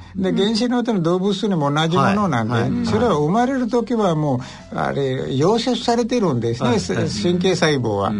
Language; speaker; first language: Japanese; non-native, fluent; Sinhala